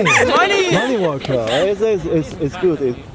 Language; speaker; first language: English; non-native, learner; Chinese